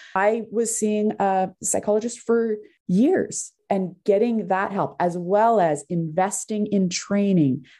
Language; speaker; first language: English; native; English